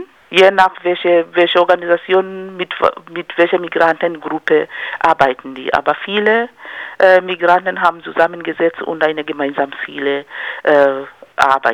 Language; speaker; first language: German; non-native, fluent; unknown